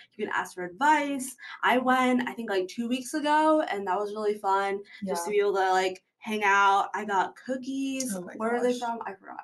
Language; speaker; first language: English; native; English